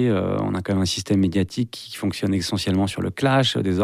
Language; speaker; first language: French; native; French